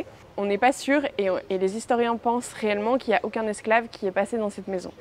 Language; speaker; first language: French; native; French